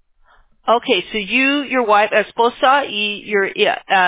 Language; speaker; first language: Spanish; non-native, learner; English